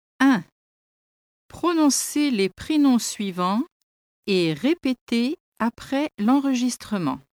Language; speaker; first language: French; native; French